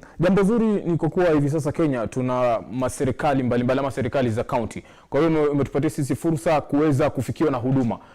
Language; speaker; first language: Swahili; native; Swahili